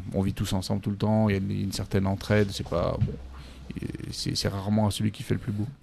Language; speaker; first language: French; native; French